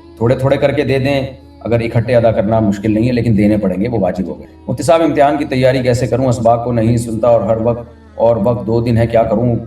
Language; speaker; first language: Urdu; native; Urdu